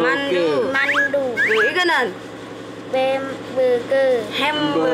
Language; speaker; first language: Korean; non-native, learner; Khmer